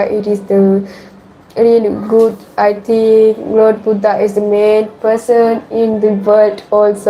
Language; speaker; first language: English; non-native, learner; Sinhala